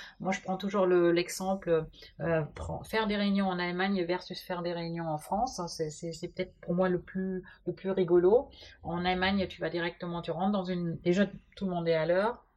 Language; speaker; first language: French; non-native, fluent; German